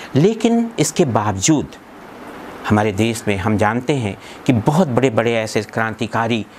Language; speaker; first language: Hindi; native; Hindi